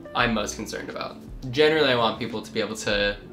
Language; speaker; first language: English; native; English